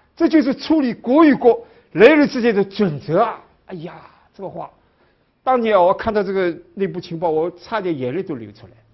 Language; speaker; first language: Chinese; native; Chinese